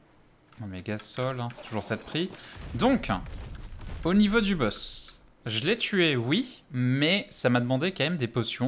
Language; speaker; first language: French; native; French